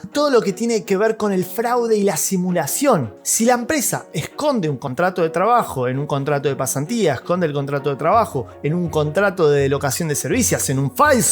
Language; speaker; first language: Spanish; native; Spanish